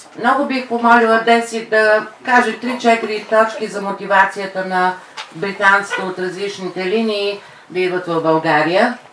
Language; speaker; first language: Bulgarian; native; Bulgarian